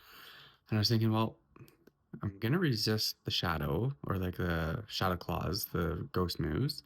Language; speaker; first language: English; native; English